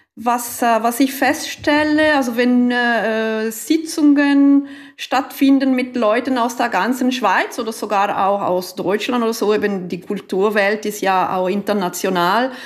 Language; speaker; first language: German; non-native, local second language; Italian